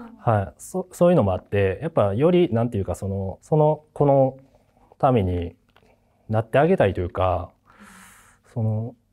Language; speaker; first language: Japanese; native; Japanese